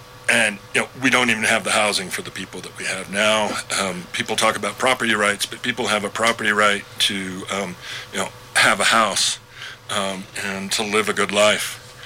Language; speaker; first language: English; native; English